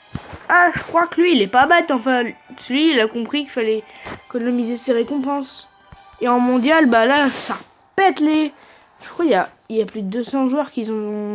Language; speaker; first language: French; native; French